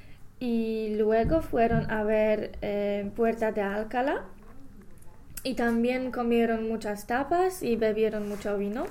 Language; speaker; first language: Spanish; non-native, learner; English